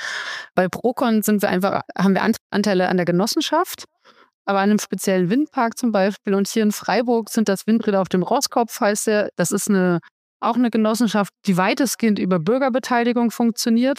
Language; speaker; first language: German; native; German